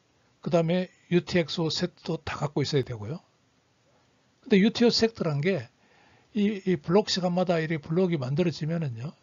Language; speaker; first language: Korean; native; Korean